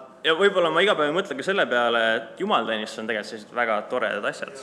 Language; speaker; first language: Estonian; native; Estonian